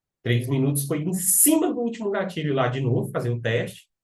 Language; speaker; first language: Portuguese; native; Portuguese